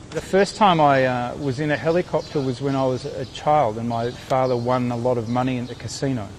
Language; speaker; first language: English; native; English